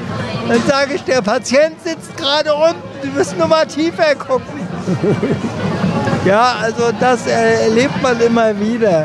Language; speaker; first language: German; native; German